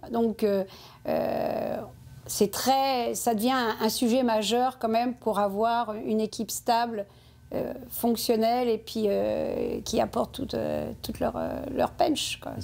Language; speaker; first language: French; native; French